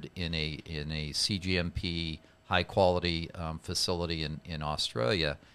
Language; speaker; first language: English; native; English